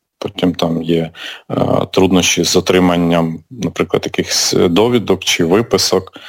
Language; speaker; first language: Ukrainian; native; Ukrainian